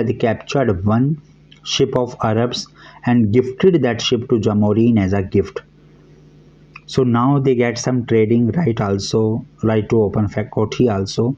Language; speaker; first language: English; non-native, local second language; Hindi